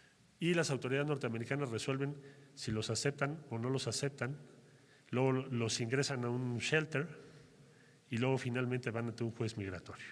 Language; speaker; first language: Spanish; native; Spanish